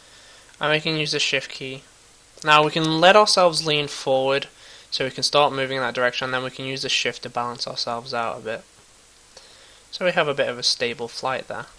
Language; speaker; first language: English; native; English